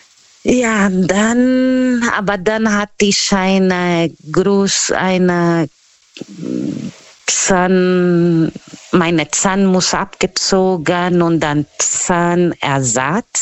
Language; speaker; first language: German; non-native, fluent; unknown